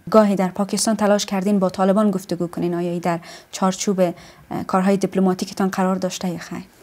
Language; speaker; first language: Persian; native; Persian